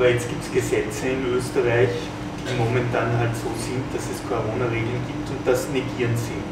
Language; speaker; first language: German; native; German